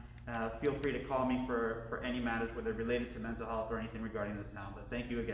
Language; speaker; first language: English; early bilingual, other home language; Spanish